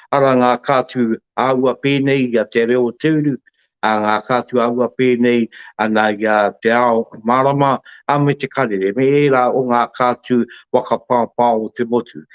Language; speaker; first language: Māori; native; Māori